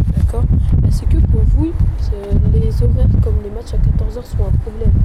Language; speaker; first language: French; native; French